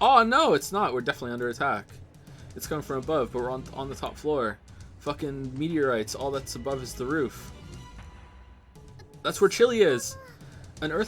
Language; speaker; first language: English; native; English